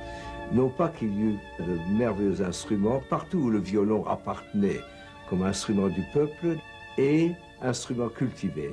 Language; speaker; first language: French; non-native, fluent; English